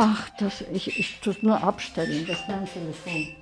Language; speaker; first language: German; early bilingual, heritage; German